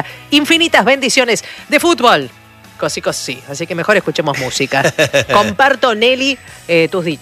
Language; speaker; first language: Spanish; native; Spanish